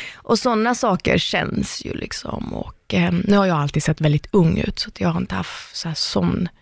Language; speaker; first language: Swedish; early bilingual, other home language; Persian